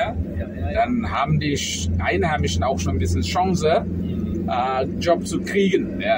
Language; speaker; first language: German; non-native, fluent; Indonesian